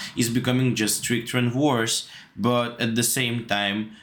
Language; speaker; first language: English; non-native, fluent; Russian